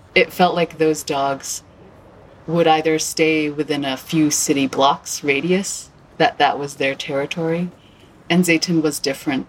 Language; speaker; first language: English; non-native, local second language; Cantonese